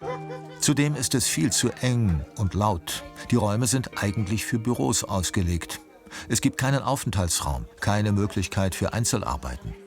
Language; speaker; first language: German; native; German